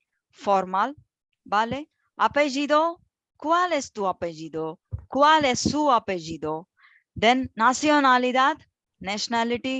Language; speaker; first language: Spanish; non-native, fluent; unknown